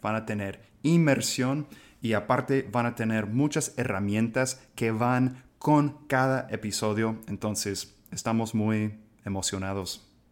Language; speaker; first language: Spanish; non-native, fluent; English